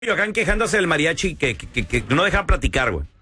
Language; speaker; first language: Spanish; native; Spanish